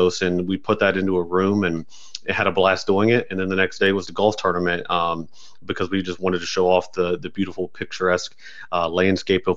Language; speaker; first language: English; native; English